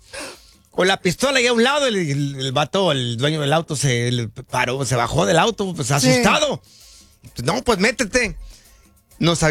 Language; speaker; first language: Spanish; early bilingual, heritage; Spanish